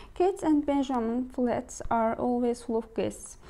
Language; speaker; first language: English; non-native, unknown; Azerbaijani